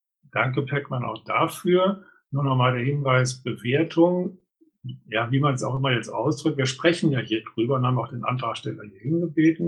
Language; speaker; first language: German; native; German